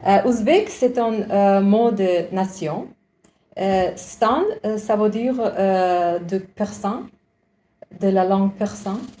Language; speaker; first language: French; non-native, learner; Uzbek